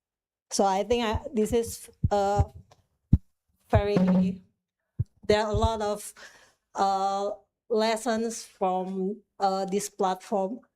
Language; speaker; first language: English; non-native, fluent; Indonesian